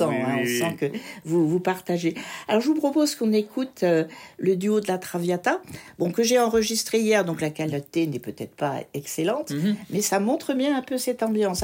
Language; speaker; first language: French; native; French